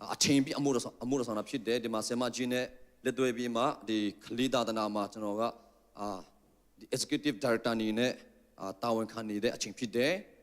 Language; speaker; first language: Burmese; non-native, local second language; Tedim Chin